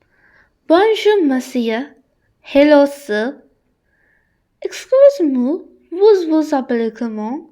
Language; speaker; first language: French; non-native, learner; Sinhala